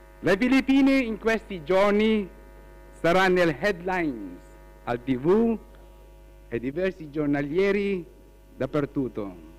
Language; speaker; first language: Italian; non-native, fluent; Filipino